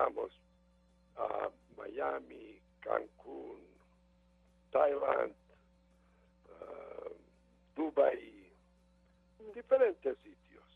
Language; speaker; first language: Spanish; non-native, learner; Serbian